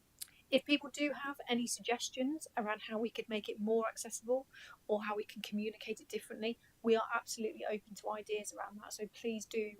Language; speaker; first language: English; native; English